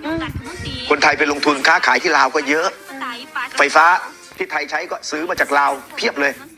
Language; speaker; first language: Thai; native; Thai